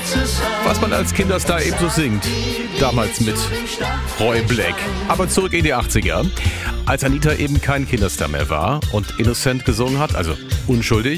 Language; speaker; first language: German; native; German